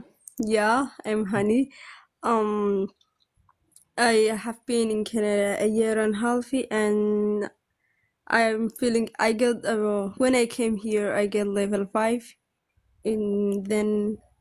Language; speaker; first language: English; non-native, learner; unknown